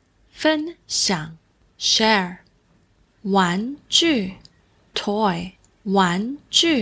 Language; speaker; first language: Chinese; early bilingual, heritage; Chinese